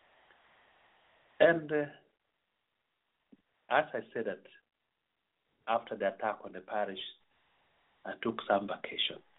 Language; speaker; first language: English; non-native, local second language; Acoli